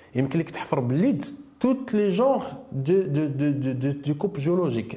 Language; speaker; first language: French; non-native, local second language; Arabic